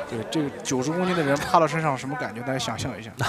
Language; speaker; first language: Chinese; native; Chinese